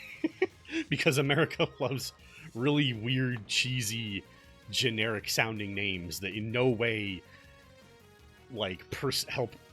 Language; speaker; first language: English; native; English